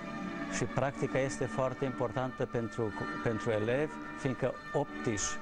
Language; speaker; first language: Romanian; non-native, fluent; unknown